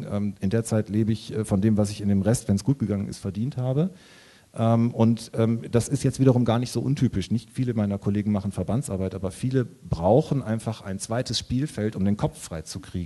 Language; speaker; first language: German; native; German